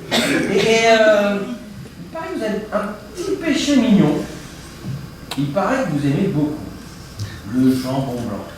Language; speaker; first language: French; native; French